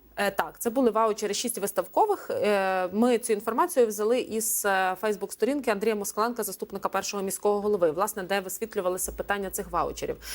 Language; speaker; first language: Ukrainian; native; Ukrainian